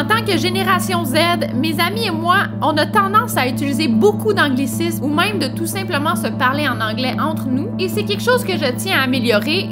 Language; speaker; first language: French; native; French